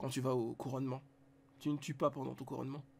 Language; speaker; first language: French; native; French